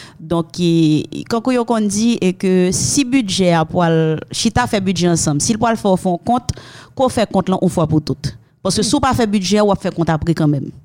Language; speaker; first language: French; non-native, local second language; Haitian Creole